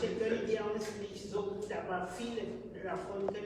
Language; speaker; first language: German; non-native, fluent; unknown